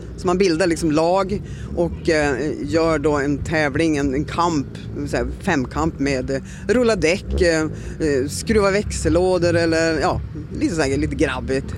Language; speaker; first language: Swedish; native; Swedish